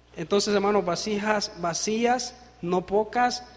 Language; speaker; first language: Spanish; native; Spanish